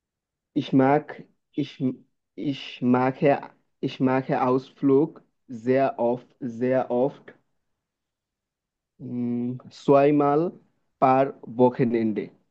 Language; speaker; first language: German; non-native, learner; Bangla